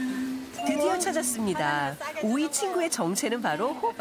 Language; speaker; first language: Korean; native; Korean